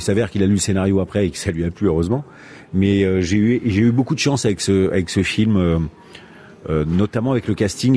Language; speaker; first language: French; native; French